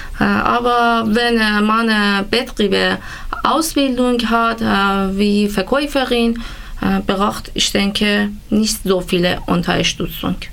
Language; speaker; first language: German; non-native, learner; Persian